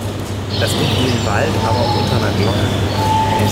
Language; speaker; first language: German; native; German